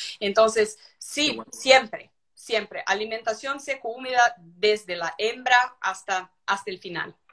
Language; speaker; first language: Spanish; non-native, fluent; Portuguese